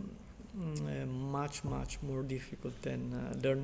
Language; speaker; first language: English; non-native, fluent; Italian